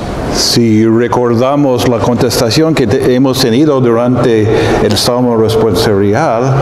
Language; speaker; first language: Spanish; non-native, fluent; English